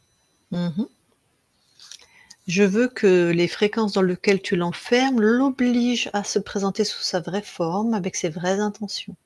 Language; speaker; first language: French; native; French